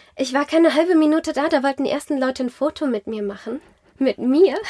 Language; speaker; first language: German; native; German